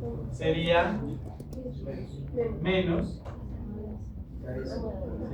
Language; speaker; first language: Spanish; native; Spanish